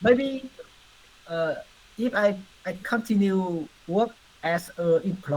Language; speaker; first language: English; non-native, learner; Vietnamese